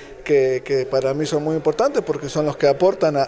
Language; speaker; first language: Spanish; native; Spanish